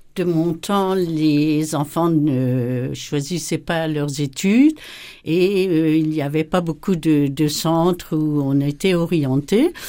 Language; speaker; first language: French; native; French